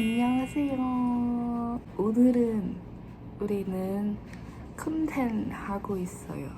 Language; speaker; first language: Korean; non-native, learner; Thai